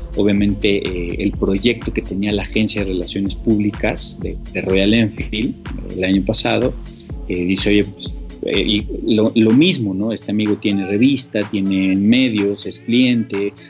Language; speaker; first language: Spanish; native; Spanish